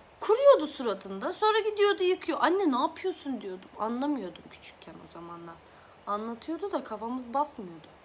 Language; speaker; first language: Turkish; early bilingual, other home language; Azerbaijani